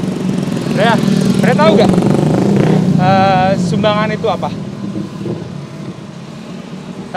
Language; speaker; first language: Indonesian; native; Indonesian